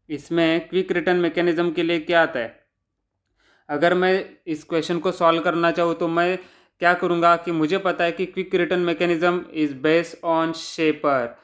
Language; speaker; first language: Hindi; non-native, local second language; Marathi